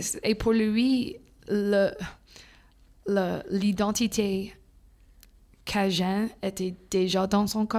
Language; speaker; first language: French; non-native, fluent; English